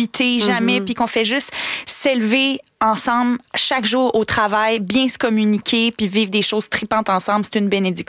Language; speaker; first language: French; native; French